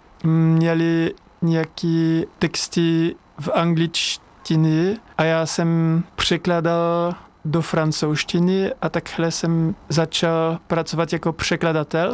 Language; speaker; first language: Czech; non-native, fluent; French